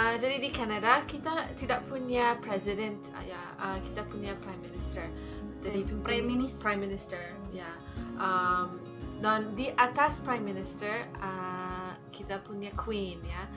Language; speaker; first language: Indonesian; non-native, fluent; English